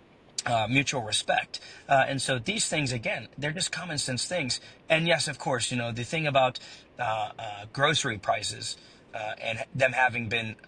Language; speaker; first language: English; native; English